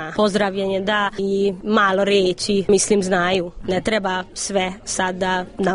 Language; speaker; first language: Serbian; non-native, local second language; Hungarian